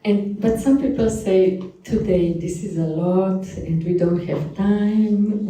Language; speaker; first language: English; non-native, fluent; Slovenian